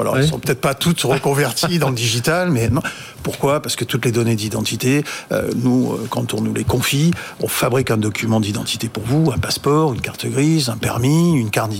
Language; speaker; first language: French; native; French